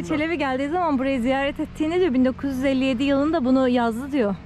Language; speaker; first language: Turkish; native; Turkish